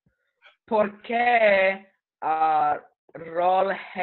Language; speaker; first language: Spanish; non-native, learner; English